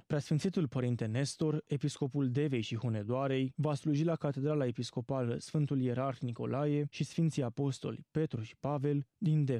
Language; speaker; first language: Romanian; native; Romanian